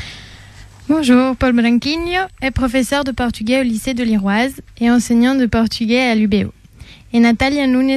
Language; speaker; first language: French; non-native, fluent; Portuguese